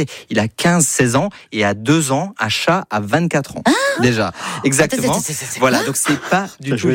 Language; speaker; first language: French; native; French